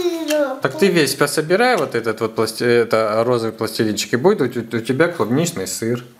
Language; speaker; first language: Russian; native; Russian